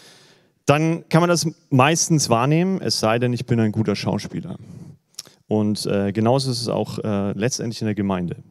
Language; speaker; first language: German; native; German